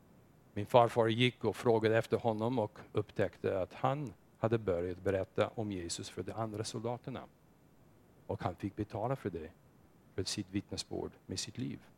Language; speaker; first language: Swedish; non-native, fluent; English